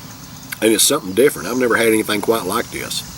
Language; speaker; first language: English; native; English